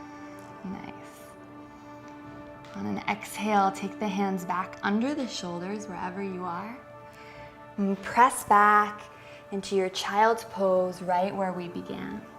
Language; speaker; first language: English; native; English